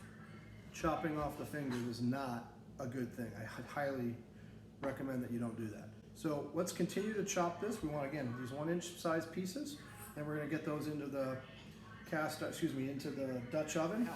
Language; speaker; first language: English; native; English